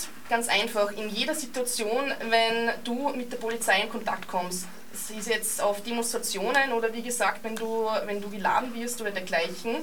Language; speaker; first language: German; native; German